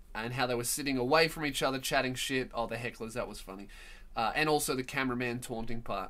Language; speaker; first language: English; native; English